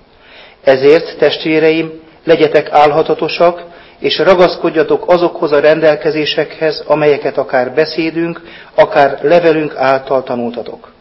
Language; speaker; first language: Hungarian; native; Hungarian